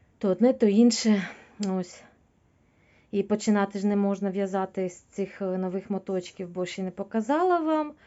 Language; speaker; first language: Ukrainian; non-native, local second language; Russian